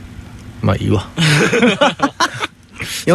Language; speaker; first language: Japanese; native; Japanese